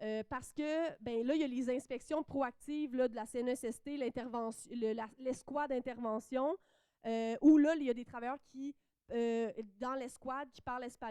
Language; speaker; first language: French; native; French